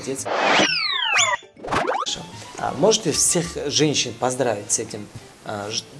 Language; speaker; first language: Russian; non-native, local second language; Tajik